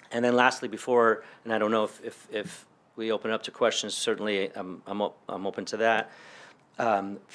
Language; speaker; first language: English; early bilingual, other home language; Spanish